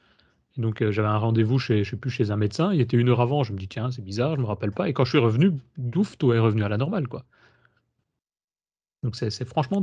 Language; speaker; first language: French; native; French